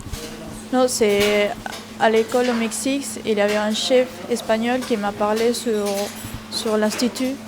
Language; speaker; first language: French; non-native, learner; Spanish